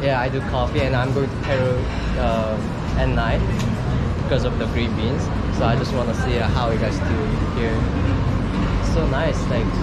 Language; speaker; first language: English; non-native, learner; Korean